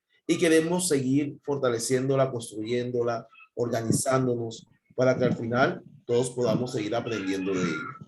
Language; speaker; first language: Spanish; native; Spanish